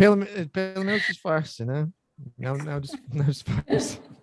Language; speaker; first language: Portuguese; non-native, fluent; English